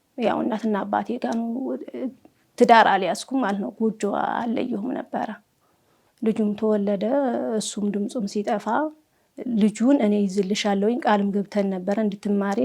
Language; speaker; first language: Amharic; non-native, local second language; Tigrinya